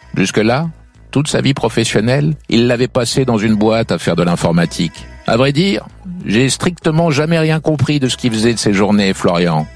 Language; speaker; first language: French; native; French